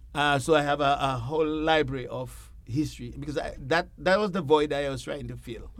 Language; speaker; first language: English; native; English